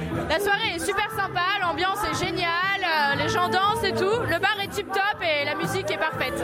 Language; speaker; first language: French; native; French